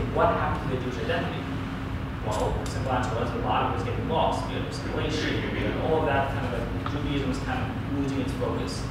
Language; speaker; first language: English; native; English